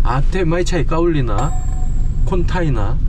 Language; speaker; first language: Thai; non-native, learner; Korean